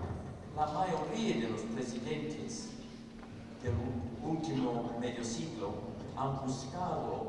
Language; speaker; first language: Spanish; non-native, fluent; English